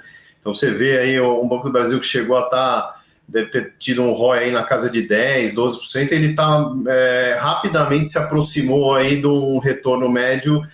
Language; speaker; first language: Portuguese; native; Portuguese